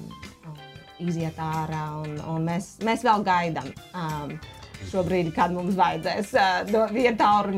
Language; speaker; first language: Latvian; non-native, fluent; English